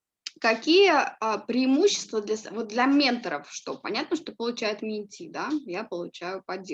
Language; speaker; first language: Russian; native; Russian